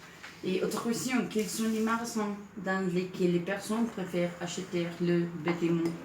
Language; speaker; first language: French; non-native, learner; Spanish